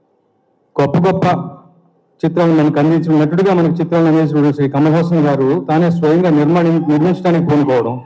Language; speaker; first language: Telugu; native; Telugu